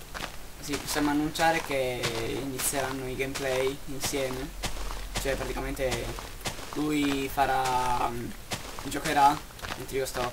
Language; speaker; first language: Italian; native; Italian